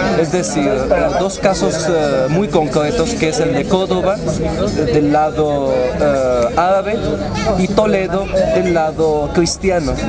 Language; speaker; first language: Spanish; non-native, fluent; Arabic